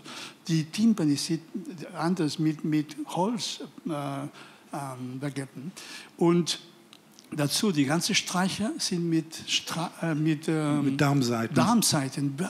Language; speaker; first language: German; non-native, fluent; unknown